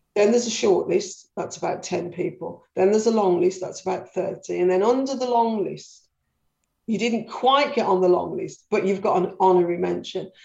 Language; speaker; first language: English; native; English